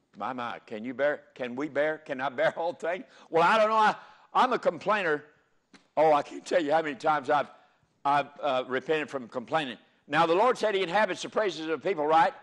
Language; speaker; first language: English; native; English